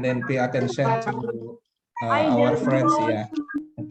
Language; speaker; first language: English; non-native, fluent; Banjar